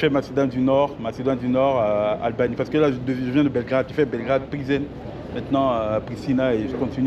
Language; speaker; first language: French; native; French